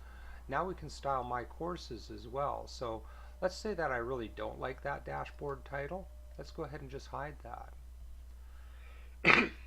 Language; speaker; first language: English; native; English